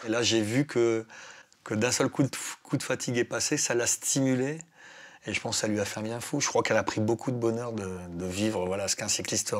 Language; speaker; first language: French; native; French